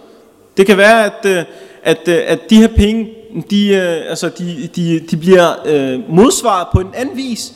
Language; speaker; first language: Danish; early bilingual, other home language; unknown